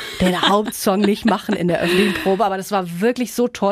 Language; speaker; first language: German; native; German